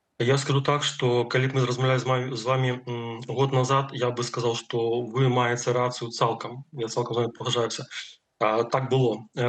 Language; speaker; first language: Belarusian; non-native, local second language; Russian